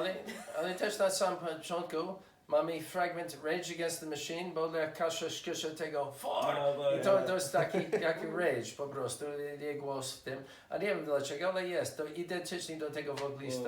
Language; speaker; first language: Polish; non-native, learner; English